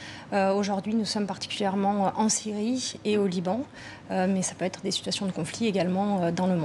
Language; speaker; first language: French; native; French